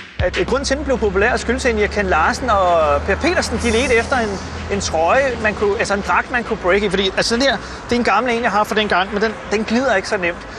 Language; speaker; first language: Danish; native; Danish